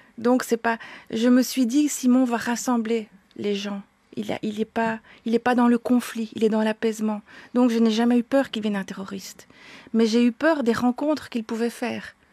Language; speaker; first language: French; native; French